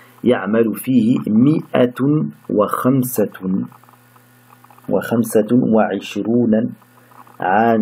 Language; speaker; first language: Arabic; non-native, fluent; French